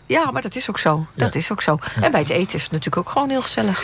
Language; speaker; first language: Dutch; native; Dutch